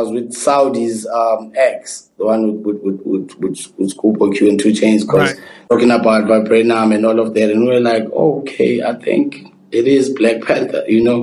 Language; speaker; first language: English; non-native, local second language; Zulu